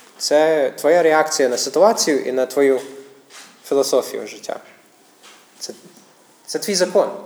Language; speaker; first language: Ukrainian; non-native, fluent; English